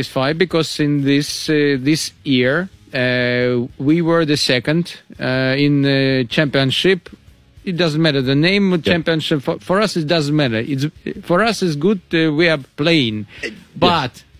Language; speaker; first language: English; non-native, learner; Russian